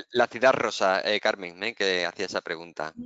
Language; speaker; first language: Spanish; native; Spanish